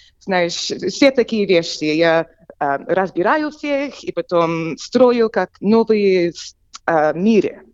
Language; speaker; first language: Russian; early bilingual, heritage; English